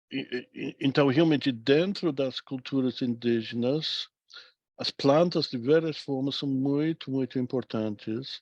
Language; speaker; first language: Portuguese; non-native, fluent; English